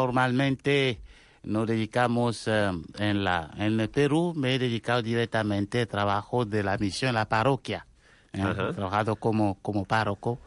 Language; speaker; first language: Spanish; non-native, fluent; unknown